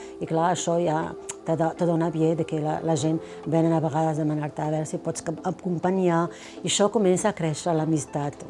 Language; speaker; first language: Catalan; non-native, fluent; Arabic